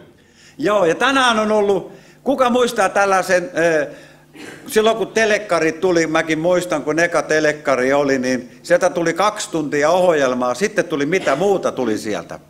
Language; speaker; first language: Finnish; native; Finnish